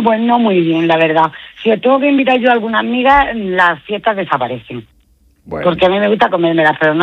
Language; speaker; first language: Spanish; native; Spanish